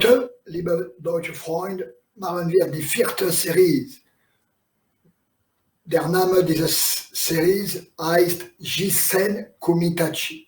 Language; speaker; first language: German; non-native, learner; French